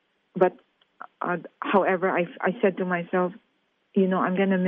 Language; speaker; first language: English; non-native, local second language; Filipino